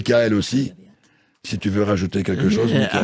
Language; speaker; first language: French; native; French